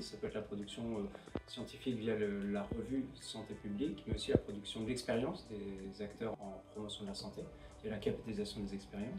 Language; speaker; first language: French; native; French